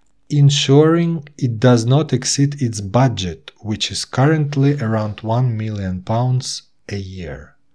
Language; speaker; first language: English; non-native, fluent; Russian